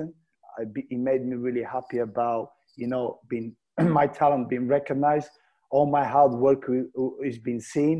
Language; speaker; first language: English; non-native, fluent; Bulgarian